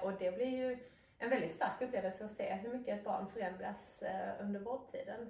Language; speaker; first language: Swedish; native; Swedish